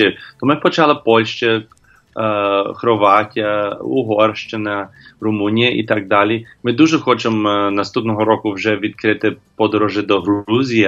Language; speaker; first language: Ukrainian; non-native, learner; English